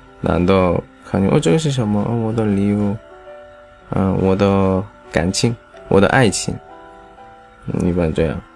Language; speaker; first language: Chinese; non-native, fluent; Korean